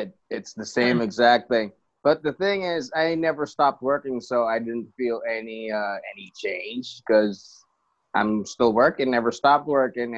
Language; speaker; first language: English; non-native, local second language; Filipino